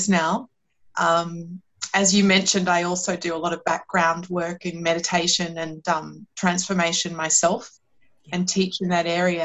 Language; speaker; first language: English; native; English